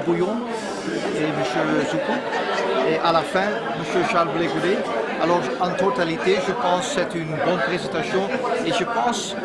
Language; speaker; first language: French; non-native, fluent; Dutch